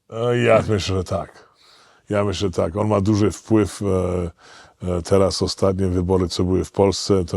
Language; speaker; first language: Polish; early bilingual, heritage; Polish